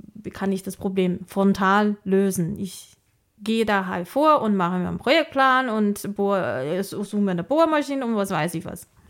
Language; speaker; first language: German; non-native, fluent; Chinese